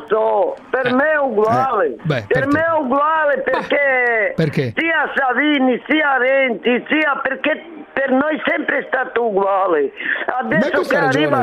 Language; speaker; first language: Italian; non-native, fluent; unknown